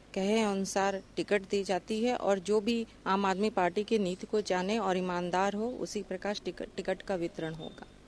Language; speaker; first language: Hindi; native; Hindi